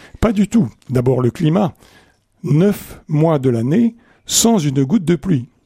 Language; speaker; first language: French; native; French